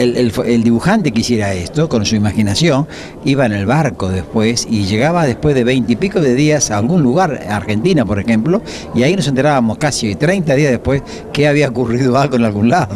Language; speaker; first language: Spanish; native; Spanish